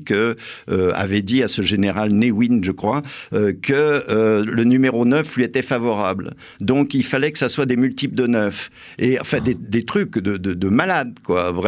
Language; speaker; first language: French; native; French